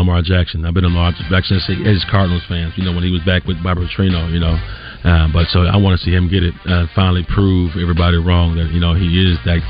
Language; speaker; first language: English; native; English